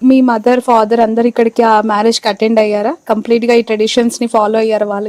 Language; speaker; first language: Telugu; native; Telugu